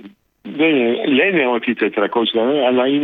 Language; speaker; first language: Greek; non-native, local second language; Arabic